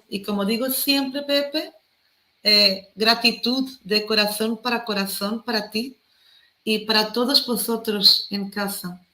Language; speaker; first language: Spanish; non-native, fluent; Portuguese